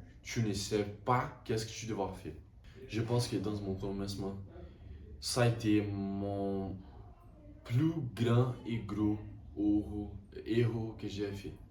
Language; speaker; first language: French; non-native, learner; Portuguese